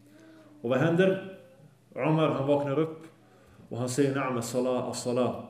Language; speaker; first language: Swedish; early bilingual, other home language; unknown